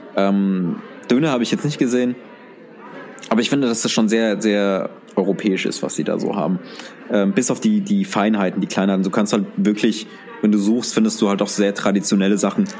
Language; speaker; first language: German; early bilingual, other home language; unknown